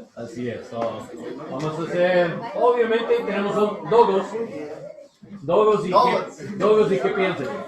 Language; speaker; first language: Spanish; non-native, learner; English